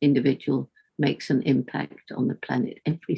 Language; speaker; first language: English; native; English